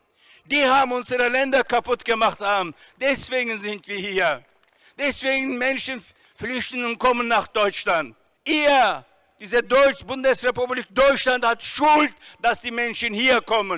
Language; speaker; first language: German; non-native, fluent; Turkish